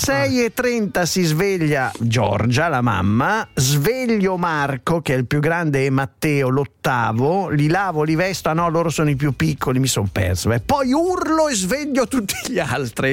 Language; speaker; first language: Italian; native; Italian